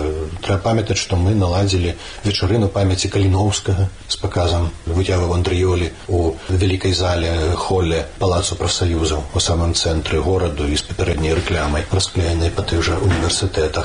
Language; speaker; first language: Belarusian; native; Belarusian